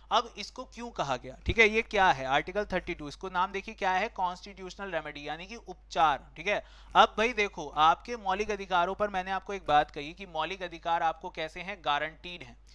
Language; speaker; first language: Hindi; native; Hindi